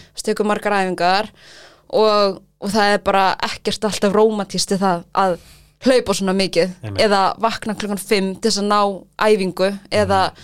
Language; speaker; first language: Icelandic; early bilingual, other home language; Thai